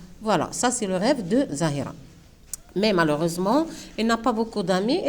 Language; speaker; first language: French; non-native, local second language; Arabic